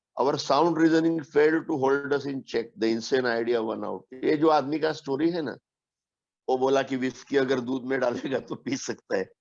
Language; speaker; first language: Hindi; non-native, local second language; Marathi